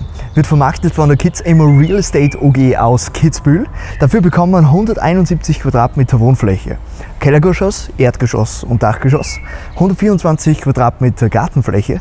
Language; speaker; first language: German; native; German